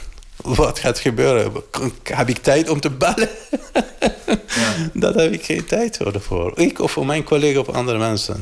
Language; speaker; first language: Dutch; non-native, learner; Arabic